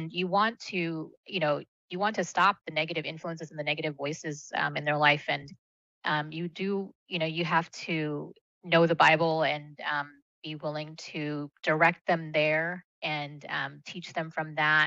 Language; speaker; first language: English; early bilingual, other home language; Malayalam